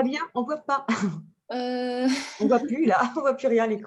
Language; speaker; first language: French; native; French